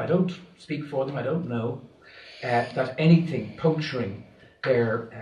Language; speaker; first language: English; native; English